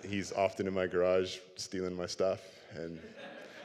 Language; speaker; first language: English; native; English